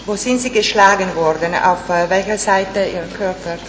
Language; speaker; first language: German; non-native, fluent; Italian